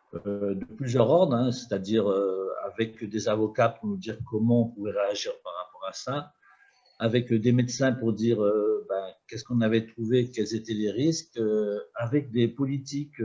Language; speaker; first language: French; native; French